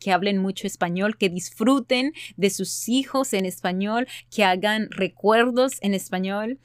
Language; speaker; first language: Spanish; early bilingual, heritage; Spanish